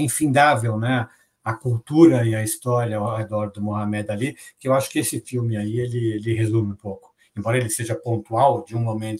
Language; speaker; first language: Portuguese; native; Portuguese